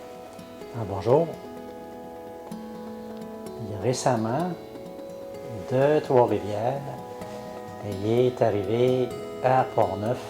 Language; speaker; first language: French; native; French